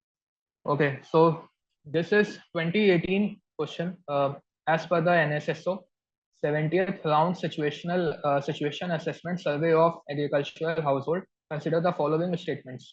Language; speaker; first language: English; non-native, local second language; Hindi